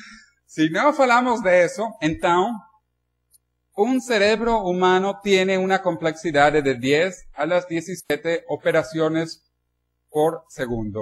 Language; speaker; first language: Spanish; non-native, learner; Portuguese